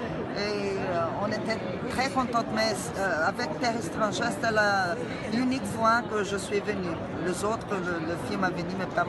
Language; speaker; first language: French; non-native, learner; Portuguese